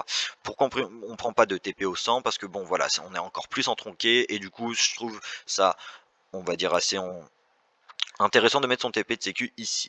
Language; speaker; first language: French; native; French